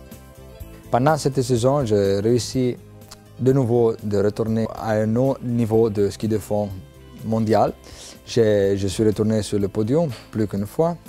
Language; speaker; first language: French; non-native, local second language; Italian